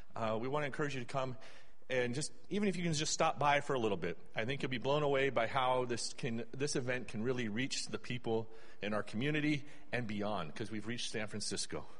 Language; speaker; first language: English; native; English